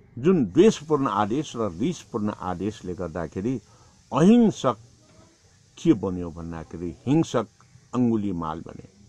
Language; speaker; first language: Nepali; non-native, local second language; Newari